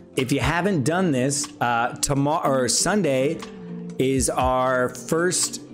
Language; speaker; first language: English; native; English